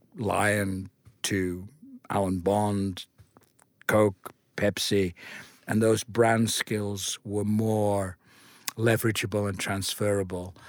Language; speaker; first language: English; native; English